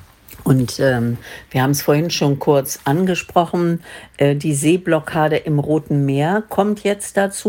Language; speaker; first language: German; native; German